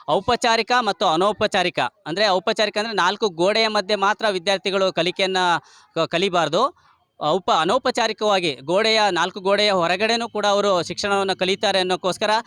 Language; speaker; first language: Kannada; native; Kannada